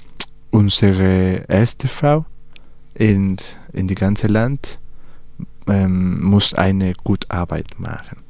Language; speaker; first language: German; non-native, learner; Spanish